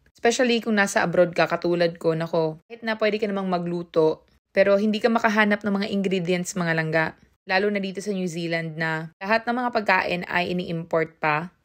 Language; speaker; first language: Filipino; non-native, local second language; Cebuano